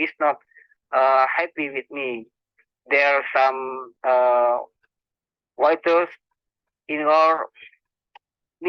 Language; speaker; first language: English; non-native, learner; Indonesian